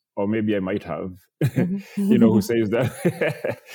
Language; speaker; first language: English; non-native, local second language; Kikuyu